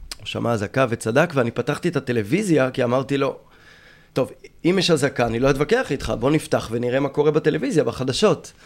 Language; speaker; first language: Hebrew; native; Hebrew